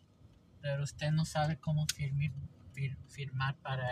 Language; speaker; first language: Spanish; early bilingual, heritage; English